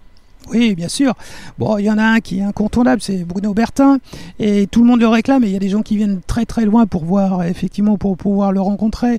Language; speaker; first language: French; native; French